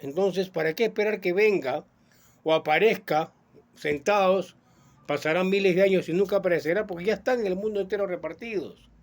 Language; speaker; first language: Spanish; native; Spanish